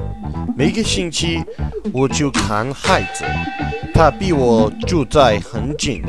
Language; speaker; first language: Chinese; non-native, learner; English